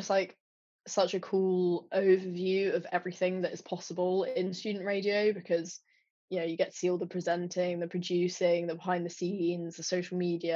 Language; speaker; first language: English; native; English